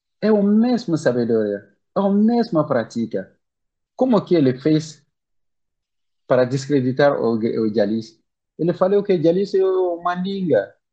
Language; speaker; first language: Portuguese; non-native, learner; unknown